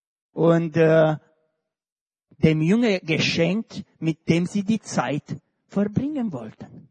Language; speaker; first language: German; non-native, fluent; Romanian